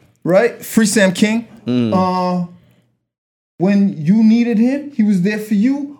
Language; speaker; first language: English; native; English